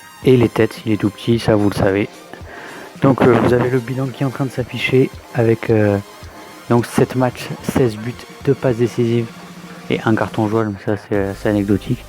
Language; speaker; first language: French; native; French